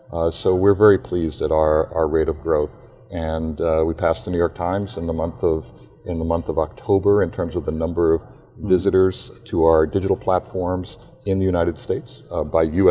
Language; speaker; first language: English; native; English